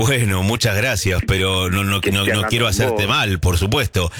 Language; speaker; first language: Spanish; native; Spanish